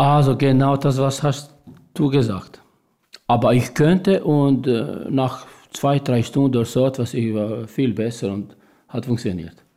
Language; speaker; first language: German; non-native, learner; Albanian